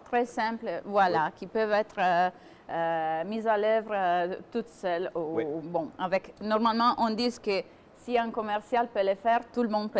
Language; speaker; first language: French; non-native, fluent; Italian